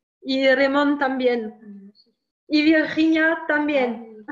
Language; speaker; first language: Spanish; non-native, learner; French